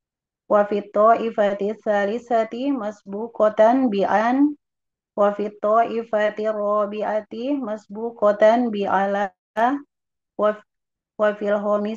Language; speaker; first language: Arabic; non-native, learner; Indonesian